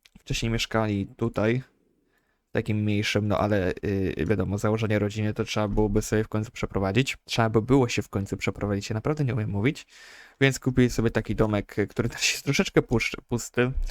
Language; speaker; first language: Polish; native; Polish